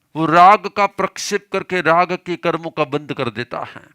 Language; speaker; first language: Hindi; non-native, local second language; Gujarati